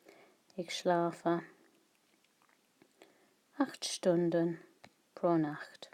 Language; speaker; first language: German; non-native, fluent; English